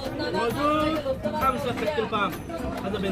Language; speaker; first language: Arabic; non-native, learner; Bangla